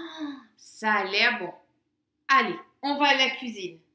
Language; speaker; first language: French; native; French